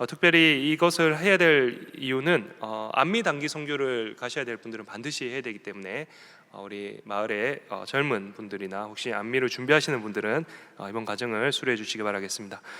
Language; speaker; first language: Korean; native; Korean